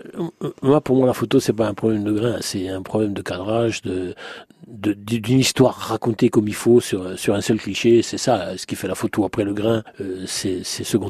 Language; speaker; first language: French; native; French